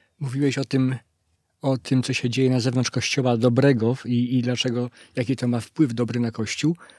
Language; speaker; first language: Polish; native; Polish